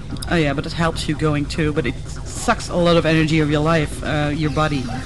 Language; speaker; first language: English; non-native, fluent; Dutch